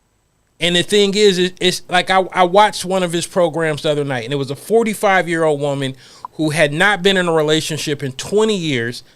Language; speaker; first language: English; native; English